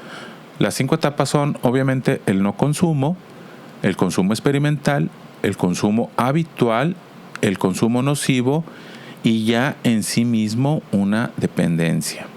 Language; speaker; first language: Spanish; native; Spanish